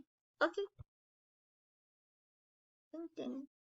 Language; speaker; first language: English; non-native, learner; Spanish